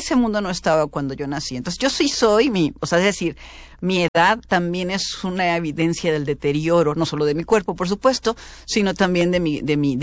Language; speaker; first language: Spanish; native; Spanish